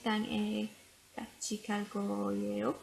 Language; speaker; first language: Korean; non-native, learner; English